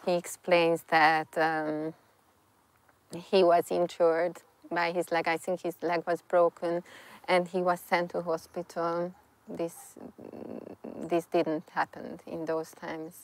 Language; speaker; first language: English; non-native, fluent; Hungarian